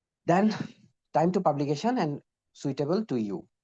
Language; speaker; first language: English; non-native, local second language; Bangla